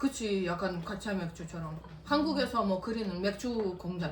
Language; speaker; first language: Korean; non-native, fluent; Russian